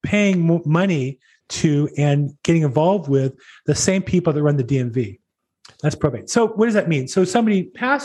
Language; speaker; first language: English; native; English